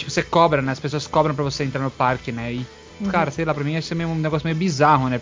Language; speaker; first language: Portuguese; native; Portuguese